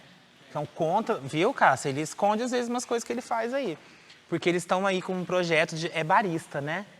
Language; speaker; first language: Portuguese; native; Portuguese